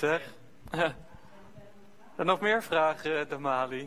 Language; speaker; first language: Dutch; native; Dutch